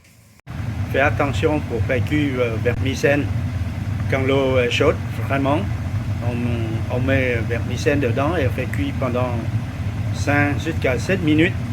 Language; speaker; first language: French; non-native, fluent; Vietnamese